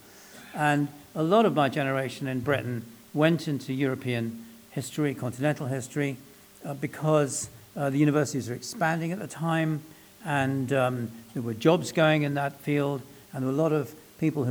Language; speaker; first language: English; native; English